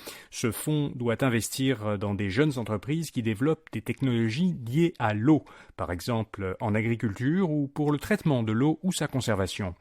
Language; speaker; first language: French; native; French